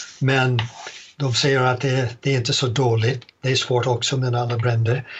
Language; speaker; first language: Swedish; non-native, fluent; English